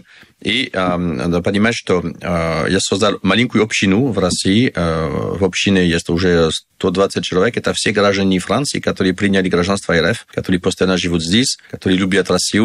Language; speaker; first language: Russian; non-native, learner; French